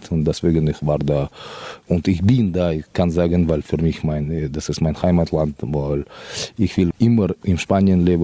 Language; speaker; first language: German; non-native, fluent; Russian